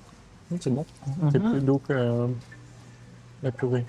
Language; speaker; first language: French; native; French